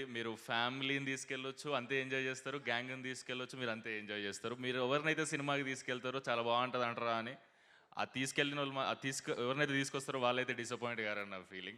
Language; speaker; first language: Telugu; native; Telugu